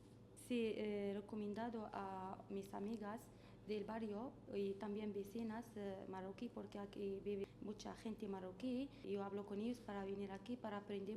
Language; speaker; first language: Spanish; non-native, learner; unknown